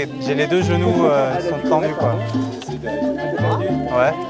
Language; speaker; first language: French; native; French